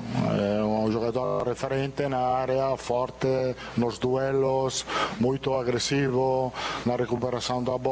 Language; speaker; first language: Portuguese; non-native, fluent; Italian